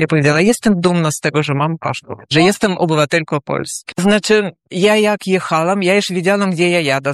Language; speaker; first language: Polish; early bilingual, heritage; Polish